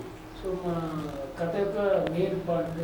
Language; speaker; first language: Telugu; native; Telugu